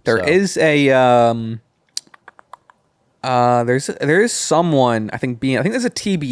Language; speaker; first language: English; native; English